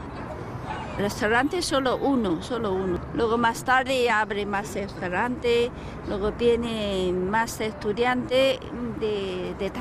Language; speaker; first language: Spanish; non-native, learner; Chinese